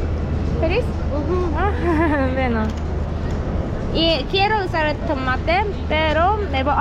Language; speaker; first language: Spanish; non-native, learner; Japanese